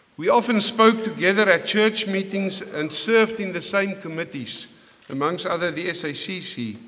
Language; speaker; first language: English; non-native, local second language; Afrikaans